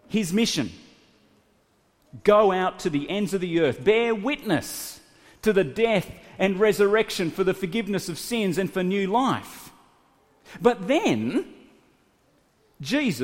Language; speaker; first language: English; native; English